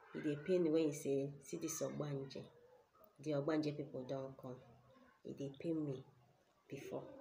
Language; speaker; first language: English; non-native, local second language; Igbo